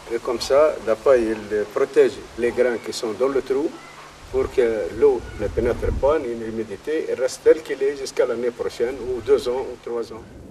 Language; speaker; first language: French; non-native, fluent; Arabic